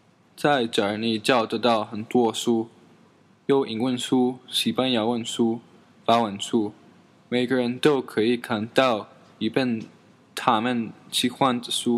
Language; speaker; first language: Chinese; non-native, learner; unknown